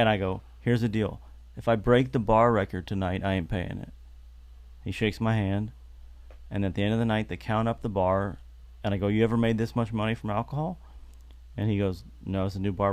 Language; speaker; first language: English; native; English